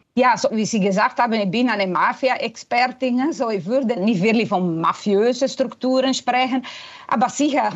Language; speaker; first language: German; non-native, fluent; Italian